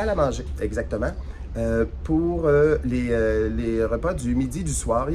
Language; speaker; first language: French; native; French